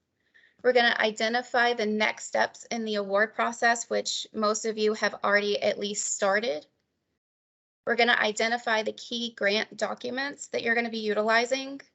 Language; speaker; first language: English; native; English